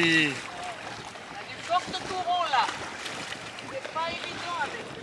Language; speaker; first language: French; native; French